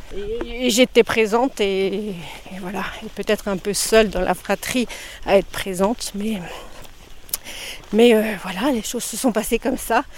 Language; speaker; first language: French; native; French